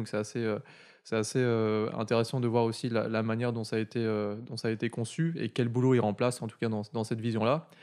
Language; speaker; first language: French; native; French